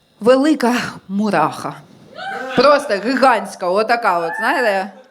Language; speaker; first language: Ukrainian; non-native, local second language; Russian